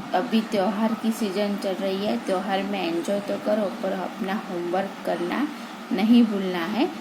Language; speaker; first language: Hindi; non-native, local second language; Gujarati